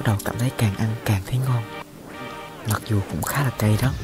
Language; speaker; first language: Vietnamese; native; Vietnamese